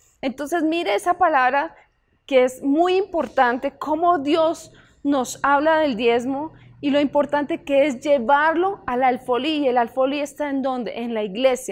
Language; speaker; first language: Spanish; native; Spanish